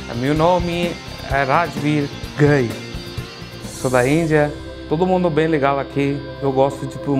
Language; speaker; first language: Portuguese; non-native, learner; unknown